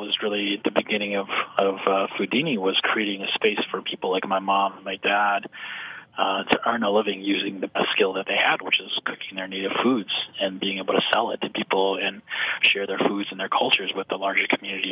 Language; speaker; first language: English; native; English